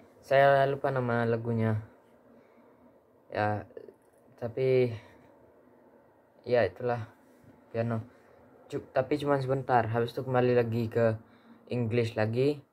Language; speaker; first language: Indonesian; early bilingual, heritage; Indonesian